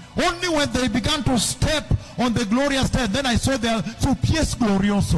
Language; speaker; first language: English; non-native, local second language; Luo (Kenya and Tanzania)